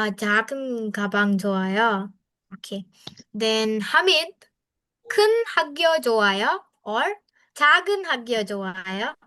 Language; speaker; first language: Korean; non-native, fluent; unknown